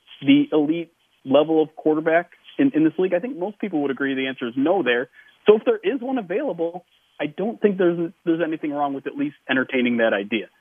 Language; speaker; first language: English; native; English